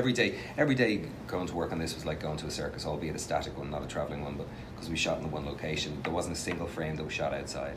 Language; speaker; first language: English; native; English